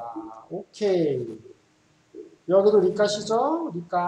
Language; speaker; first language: Korean; native; Korean